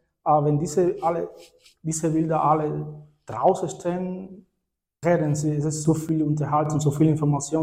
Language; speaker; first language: German; non-native, fluent; Spanish